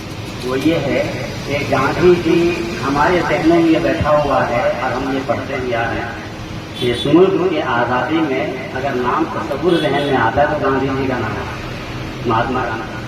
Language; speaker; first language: Urdu; native; Urdu